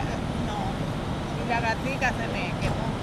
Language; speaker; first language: Spanish; native; Spanish